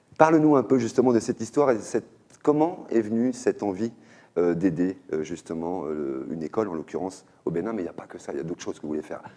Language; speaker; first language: French; native; French